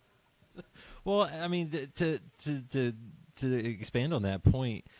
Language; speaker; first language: English; native; English